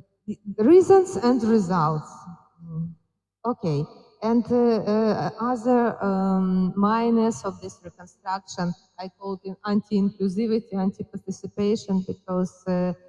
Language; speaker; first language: English; non-native, fluent; Ukrainian